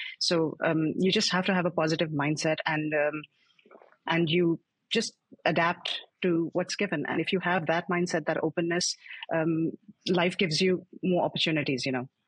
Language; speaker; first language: English; non-native, local second language; Hindi